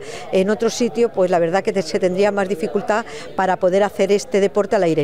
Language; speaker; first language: Spanish; native; Spanish